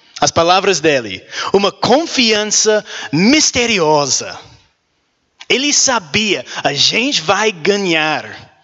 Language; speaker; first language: Portuguese; non-native, learner; English